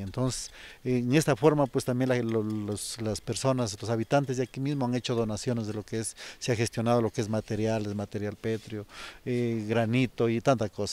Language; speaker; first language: Spanish; native; Spanish